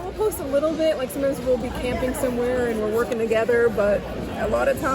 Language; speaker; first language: English; native; English